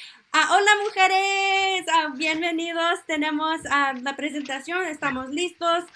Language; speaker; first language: Spanish; early bilingual, heritage; Spanish